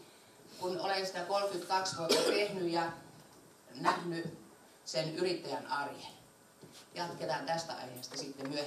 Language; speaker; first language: Finnish; native; Finnish